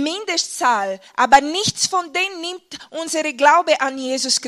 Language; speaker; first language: German; non-native, fluent; Portuguese